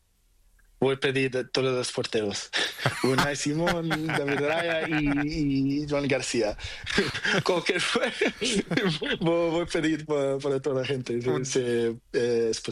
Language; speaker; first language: Spanish; non-native, learner; Portuguese